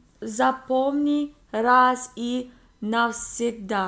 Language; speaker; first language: Russian; non-native, learner; English